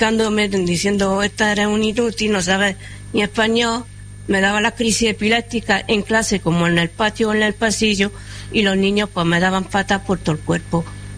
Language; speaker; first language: Spanish; non-native, fluent; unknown